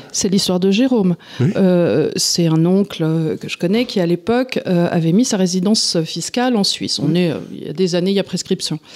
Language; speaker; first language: French; native; French